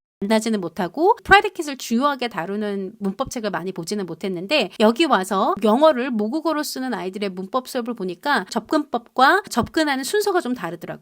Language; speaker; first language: Korean; native; Korean